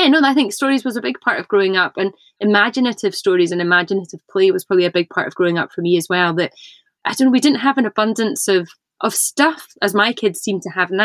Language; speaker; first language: English; native; English